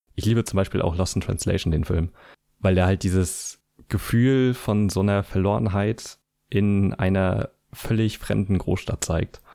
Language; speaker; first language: German; native; German